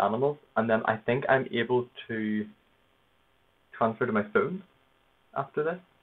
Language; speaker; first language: English; native; English